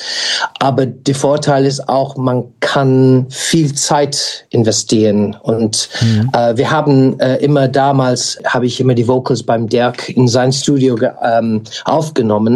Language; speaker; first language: German; non-native, fluent; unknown